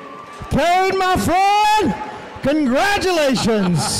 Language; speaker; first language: English; native; English